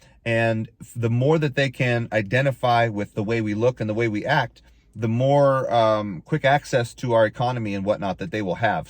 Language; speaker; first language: English; native; English